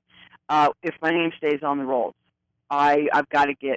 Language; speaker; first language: English; native; English